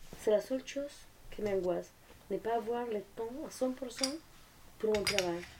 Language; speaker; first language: French; non-native, fluent; Spanish